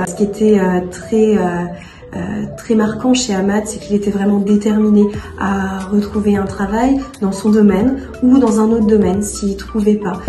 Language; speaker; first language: French; native; French